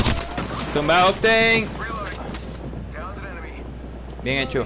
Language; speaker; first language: Spanish; early bilingual, heritage; Spanish